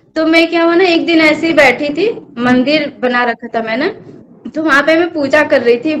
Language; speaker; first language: Hindi; native; Hindi